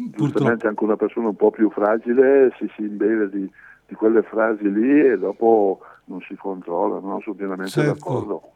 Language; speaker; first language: Italian; native; Italian